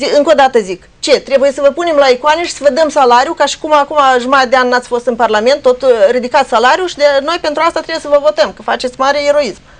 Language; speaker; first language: Romanian; non-native, local second language; Ukrainian